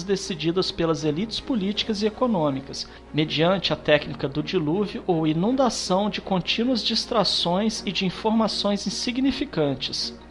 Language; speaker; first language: Portuguese; native; Portuguese